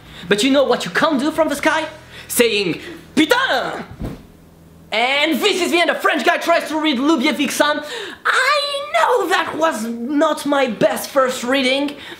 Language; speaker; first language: English; non-native, fluent; French